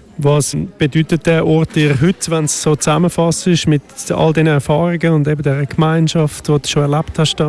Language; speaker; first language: German; native; German